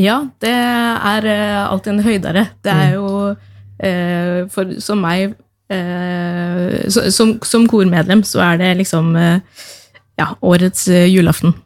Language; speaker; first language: Norwegian; native; Norwegian